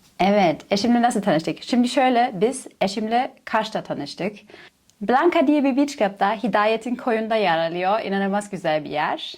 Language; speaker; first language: Turkish; non-native, fluent; German